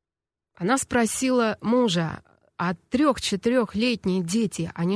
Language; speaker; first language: Russian; native; Russian